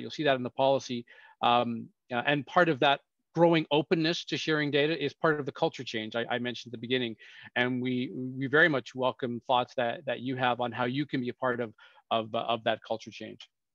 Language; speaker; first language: English; native; English